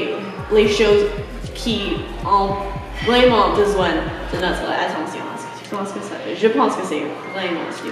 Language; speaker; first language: French; non-native, learner; English